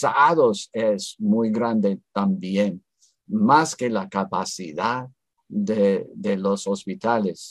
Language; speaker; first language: Spanish; non-native, fluent; English